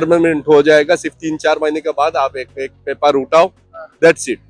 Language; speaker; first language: Hindi; non-native, local second language; Bangla